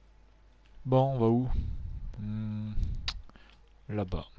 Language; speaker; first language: French; native; French